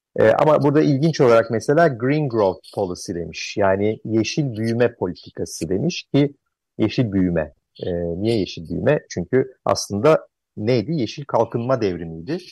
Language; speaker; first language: Turkish; native; Turkish